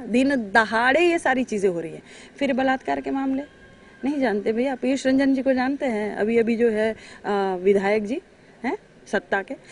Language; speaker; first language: Hindi; native; Hindi